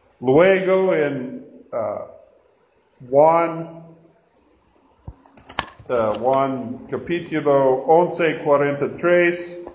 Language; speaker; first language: Spanish; non-native, learner; English